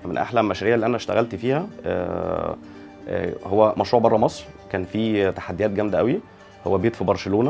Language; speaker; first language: Arabic; native; Arabic